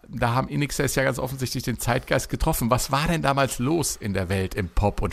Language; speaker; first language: German; native; German